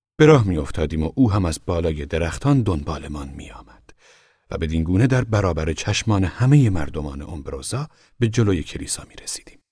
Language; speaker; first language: Persian; native; Persian